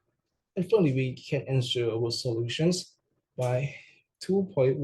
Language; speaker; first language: English; non-native, learner; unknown